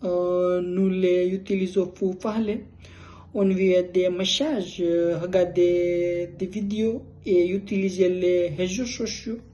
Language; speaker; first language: French; non-native, learner; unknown